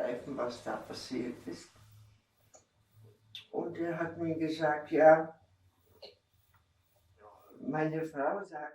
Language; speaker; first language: German; non-native, fluent; Czech